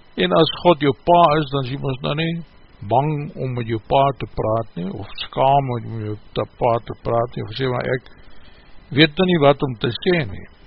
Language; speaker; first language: Afrikaans; native; Afrikaans